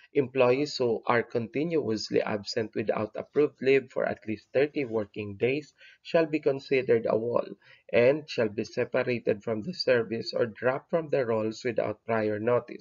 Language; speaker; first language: English; non-native, local second language; Filipino